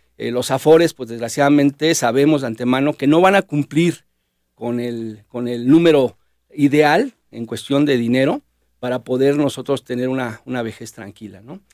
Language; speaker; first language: Spanish; native; Spanish